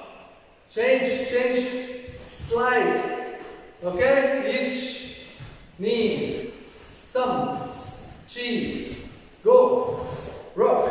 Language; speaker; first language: English; non-native, learner; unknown